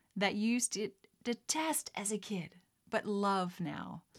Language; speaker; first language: English; early bilingual, other home language; Dutch